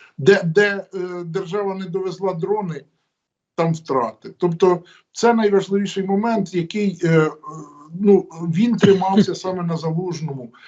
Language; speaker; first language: Ukrainian; native; Ukrainian